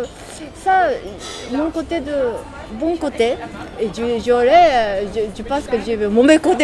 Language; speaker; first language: French; non-native, learner; Japanese